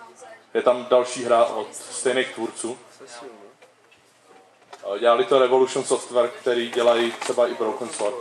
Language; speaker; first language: Czech; native; Czech